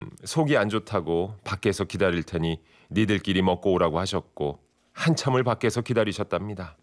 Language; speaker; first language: Korean; native; Korean